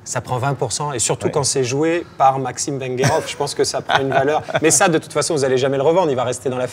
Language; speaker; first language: French; native; French